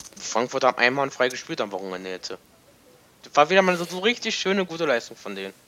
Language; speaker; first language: German; native; German